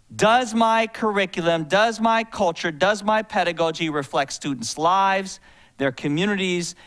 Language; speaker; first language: English; native; English